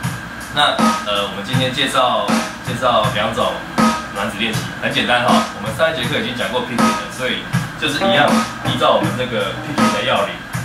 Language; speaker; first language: Chinese; native; Chinese